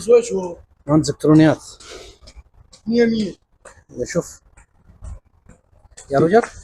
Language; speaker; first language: Arabic; non-native, learner; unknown